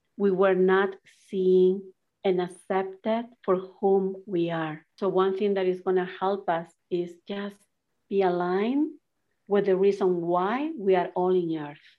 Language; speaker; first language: English; non-native, fluent; Spanish